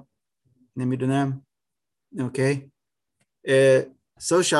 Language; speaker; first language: Persian; non-native, learner; German